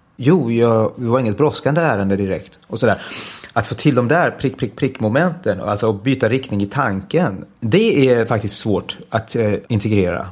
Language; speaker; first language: Swedish; early bilingual, heritage; Swedish